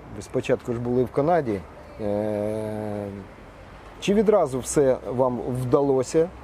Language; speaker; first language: Ukrainian; native; Ukrainian